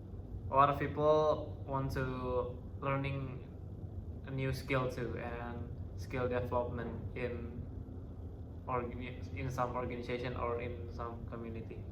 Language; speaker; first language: English; non-native, learner; Indonesian